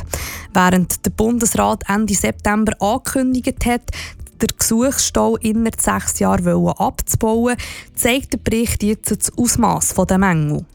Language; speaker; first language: German; native; German